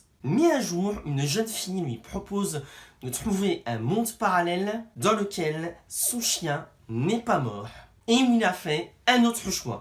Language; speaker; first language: French; native; French